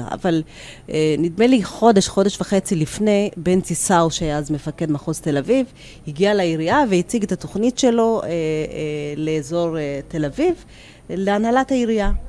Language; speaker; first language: Hebrew; early bilingual, other home language; Amharic